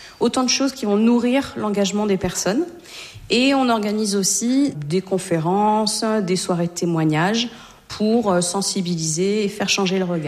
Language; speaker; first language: French; native; French